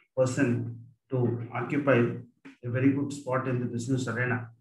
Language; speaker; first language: English; non-native, local second language; Kannada